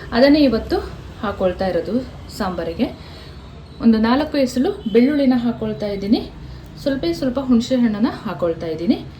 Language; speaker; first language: Kannada; non-native, local second language; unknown